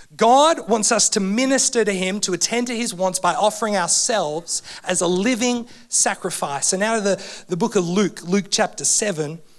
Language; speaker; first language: English; native; English